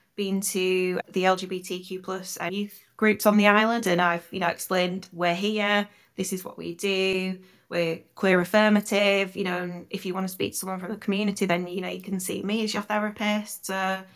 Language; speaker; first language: English; native; English